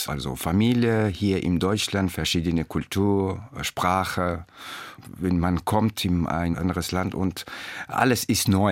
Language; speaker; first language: German; non-native, learner; Persian